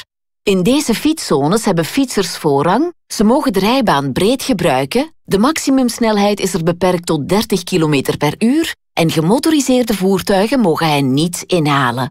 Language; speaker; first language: Dutch; native; Dutch